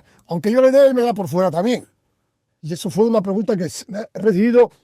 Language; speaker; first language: Spanish; native; Spanish